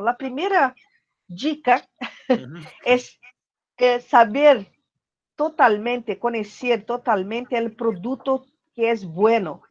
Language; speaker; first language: Portuguese; non-native, learner; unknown